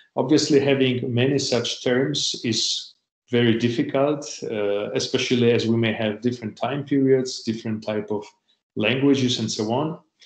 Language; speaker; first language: English; non-native, fluent; Polish